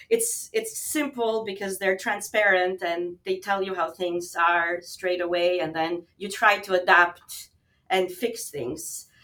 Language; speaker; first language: English; non-native, fluent; Albanian